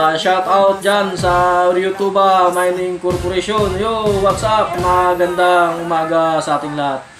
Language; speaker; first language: Filipino; non-native, local second language; Cebuano